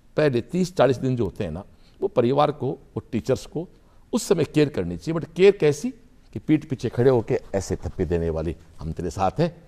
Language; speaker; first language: Hindi; native; Hindi